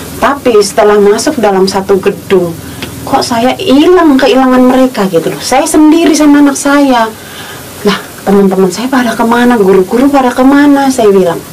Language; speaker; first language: Indonesian; native; Indonesian